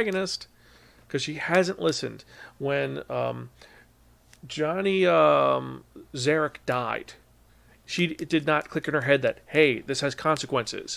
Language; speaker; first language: English; native; English